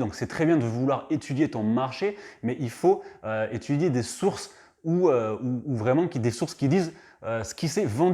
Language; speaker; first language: French; native; French